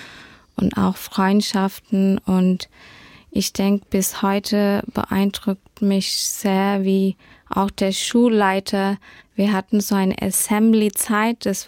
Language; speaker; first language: German; early bilingual, heritage; German